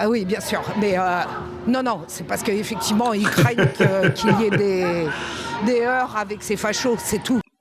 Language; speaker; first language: French; native; French